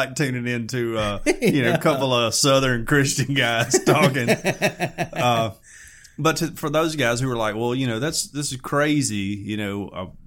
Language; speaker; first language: English; native; English